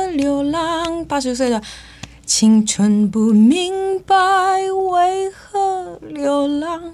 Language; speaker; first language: Chinese; non-native, fluent; Korean